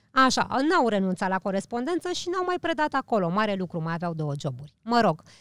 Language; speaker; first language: Romanian; early bilingual, heritage; Romanian